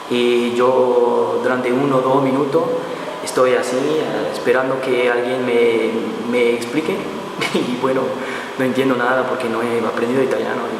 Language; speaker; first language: Spanish; non-native, learner; Portuguese